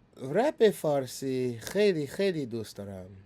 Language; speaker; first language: Persian; non-native, learner; English